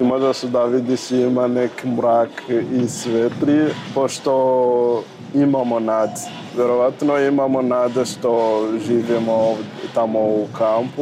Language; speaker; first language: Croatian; non-native, learner; Rundi